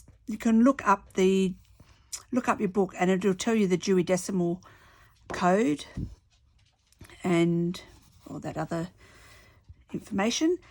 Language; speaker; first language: English; native; English